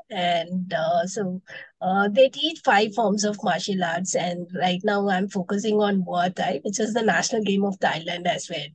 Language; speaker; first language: English; non-native, local second language; Tamil